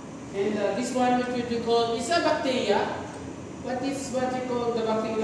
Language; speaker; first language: English; non-native, local second language; Filipino